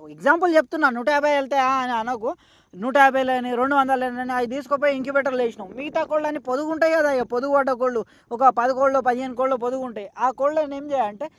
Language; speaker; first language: Telugu; native; Telugu